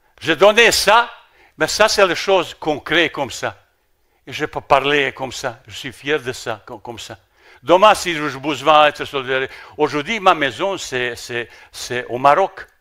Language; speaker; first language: French; non-native, fluent; Bosnian